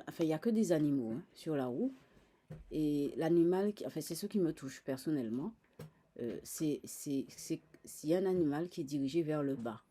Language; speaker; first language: French; native; French